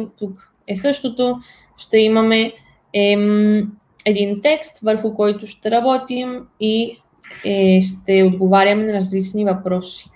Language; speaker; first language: Bulgarian; non-native, fluent; Spanish